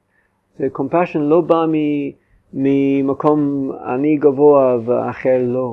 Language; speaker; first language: Hebrew; non-native, fluent; English